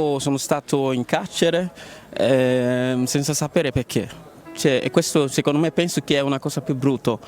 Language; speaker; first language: Italian; non-native, learner; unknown